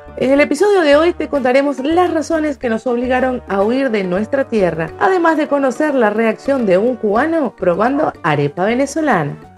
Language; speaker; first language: Spanish; native; Spanish